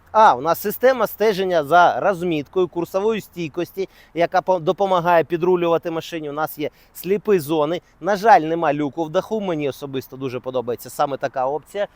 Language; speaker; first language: Ukrainian; non-native, local second language; Russian